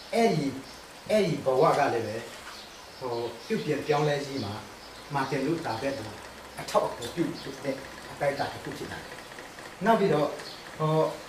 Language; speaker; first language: Burmese; non-native, local second language; Tedim Chin